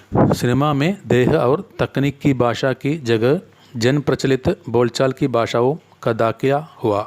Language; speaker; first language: Hindi; non-native, local second language; Malayalam